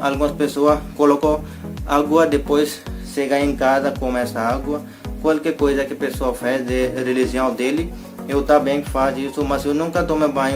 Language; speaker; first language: Portuguese; non-native, learner; Hindi